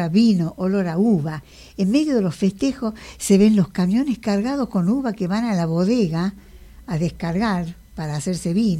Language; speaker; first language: Spanish; native; Spanish